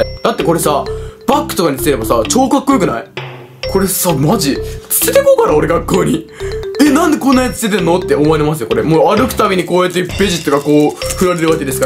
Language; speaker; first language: Japanese; native; Japanese